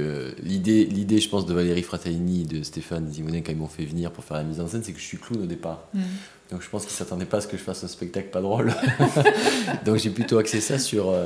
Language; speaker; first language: French; native; French